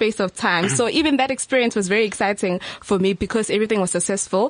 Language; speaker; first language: English; non-native, local second language; Zulu